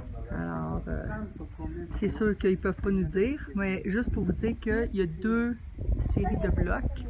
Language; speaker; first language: French; native; French